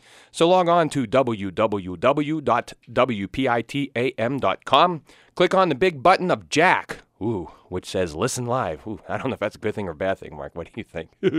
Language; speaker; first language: English; native; English